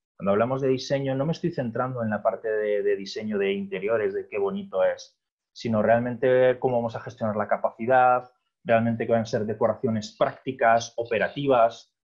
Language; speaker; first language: Spanish; native; Spanish